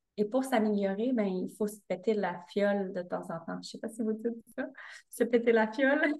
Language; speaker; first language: French; native; French